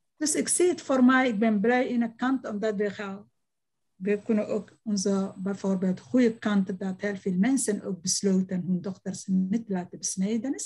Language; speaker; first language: Dutch; non-native, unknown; Somali